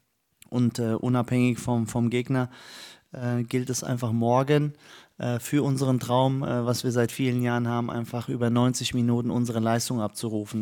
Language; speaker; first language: German; native; German